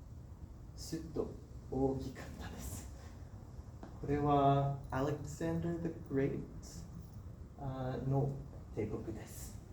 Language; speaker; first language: Japanese; non-native, learner; English